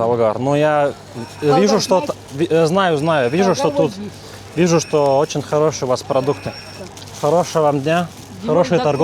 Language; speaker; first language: Russian; non-native, fluent; Lithuanian